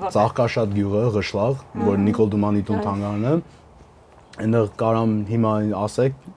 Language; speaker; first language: Armenian; early bilingual, heritage; Armenian